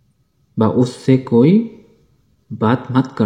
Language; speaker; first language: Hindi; non-native, fluent; Bangla